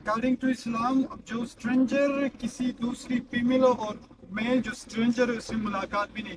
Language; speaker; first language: Hindi; non-native, fluent; Pashto